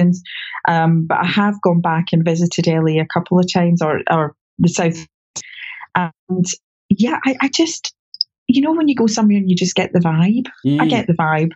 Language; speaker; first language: English; native; English